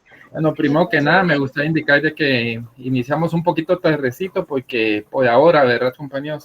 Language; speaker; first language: Spanish; native; Spanish